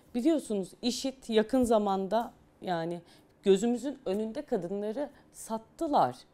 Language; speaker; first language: Turkish; native; Turkish